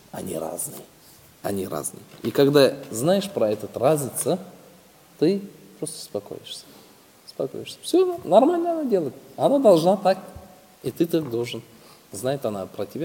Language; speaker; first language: Russian; non-native, local second language; Tatar